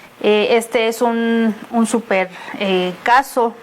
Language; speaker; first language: Spanish; native; Spanish